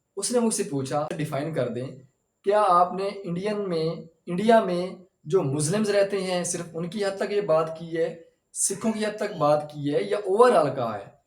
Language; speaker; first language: Urdu; non-native, local second language; Punjabi